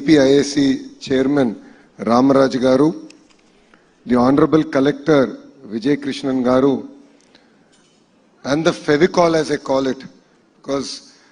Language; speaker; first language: English; non-native, local second language; Telugu